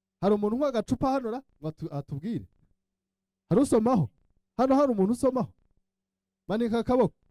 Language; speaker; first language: Kinyarwanda; early bilingual, heritage; Kinyarwanda